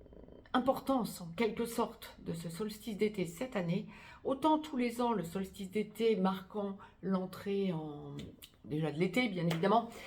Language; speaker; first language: French; native; French